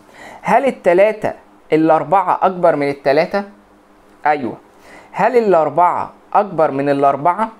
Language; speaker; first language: Arabic; native; Arabic